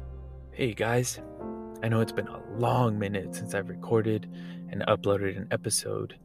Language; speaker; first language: English; native; English